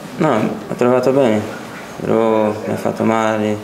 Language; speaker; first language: Italian; non-native, learner; Portuguese